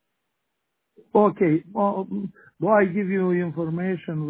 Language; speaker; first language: English; non-native, learner; Romanian